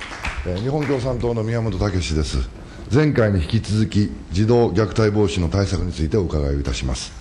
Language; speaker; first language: Japanese; native; Japanese